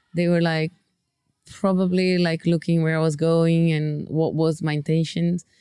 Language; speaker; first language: English; non-native, fluent; Portuguese